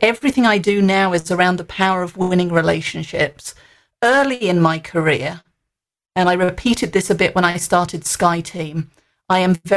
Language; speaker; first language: English; native; English